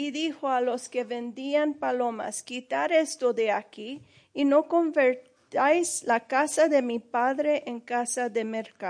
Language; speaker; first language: Spanish; early bilingual, heritage; Spanish